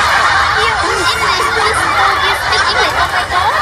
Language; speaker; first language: English; non-native, learner; Vietnamese